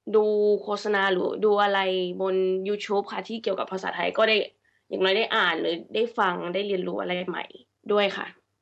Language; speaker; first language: Thai; early bilingual, heritage; Thai